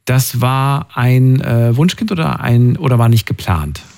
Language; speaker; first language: German; native; German